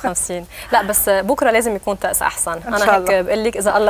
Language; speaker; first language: Arabic; native; Arabic